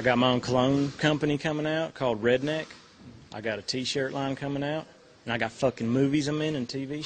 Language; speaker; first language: English; native; English